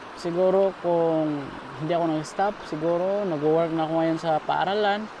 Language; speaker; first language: Filipino; non-native, local second language; Cebuano